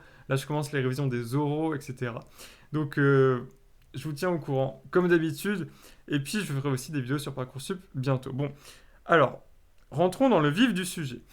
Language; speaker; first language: French; native; French